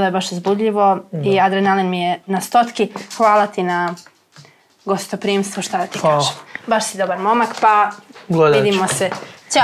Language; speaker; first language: Serbian; native; Serbian